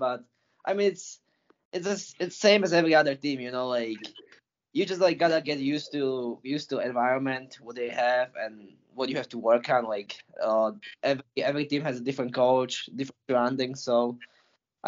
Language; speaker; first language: English; non-native, fluent; Slovak